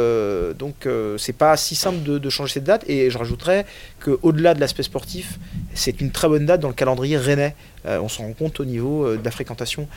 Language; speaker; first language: French; native; French